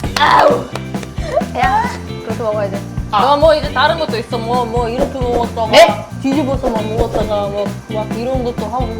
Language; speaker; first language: Korean; non-native, fluent; German